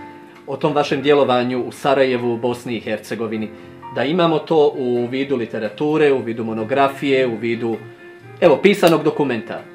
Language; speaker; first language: Croatian; native; Croatian